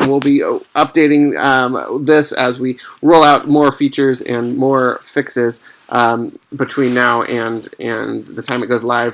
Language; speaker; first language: English; native; English